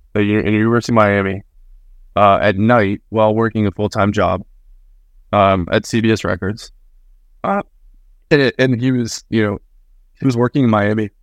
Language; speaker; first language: English; early bilingual, other home language; Spanish